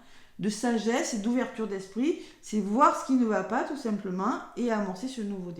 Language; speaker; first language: French; native; French